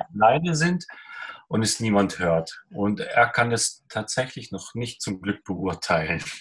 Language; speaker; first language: German; early bilingual, other home language; Russian